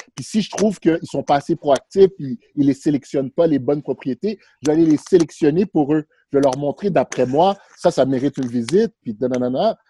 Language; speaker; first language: French; early bilingual, other home language; Haitian Creole